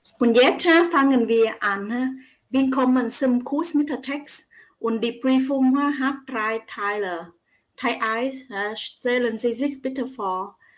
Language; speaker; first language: German; non-native, fluent; Vietnamese